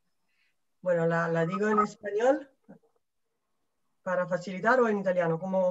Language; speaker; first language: Spanish; non-native, fluent; Italian